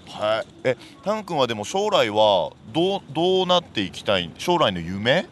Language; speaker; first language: Japanese; native; Japanese